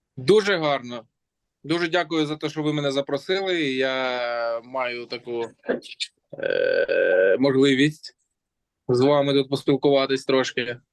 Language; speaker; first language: Ukrainian; native; Ukrainian